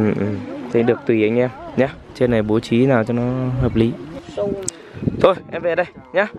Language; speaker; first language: Vietnamese; native; Vietnamese